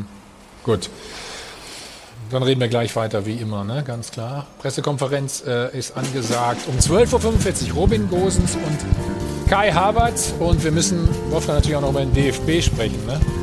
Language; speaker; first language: German; native; German